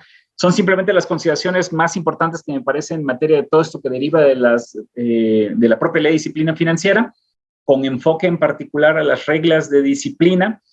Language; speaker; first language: Spanish; native; Spanish